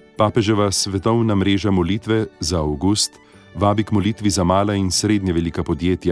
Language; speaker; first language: Slovenian; native; Slovenian